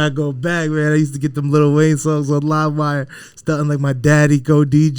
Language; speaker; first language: English; native; English